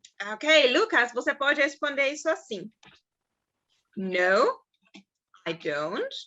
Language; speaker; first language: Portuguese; non-native, fluent; German